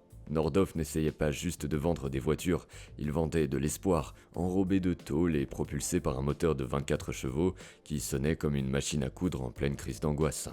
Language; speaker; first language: French; native; French